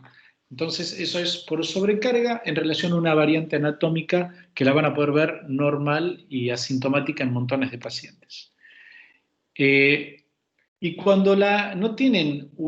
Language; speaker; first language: Spanish; native; Spanish